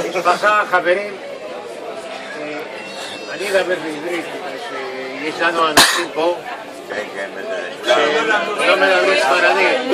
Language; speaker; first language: Hebrew; non-native, fluent; Spanish